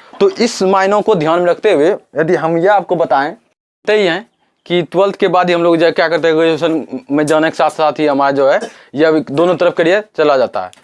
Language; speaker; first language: Hindi; native; Hindi